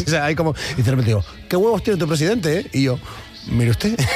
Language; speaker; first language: Spanish; native; Spanish